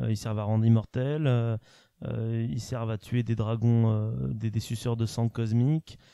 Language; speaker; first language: French; native; French